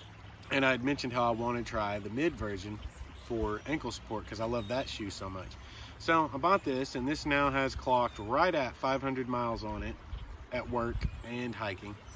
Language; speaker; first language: English; native; English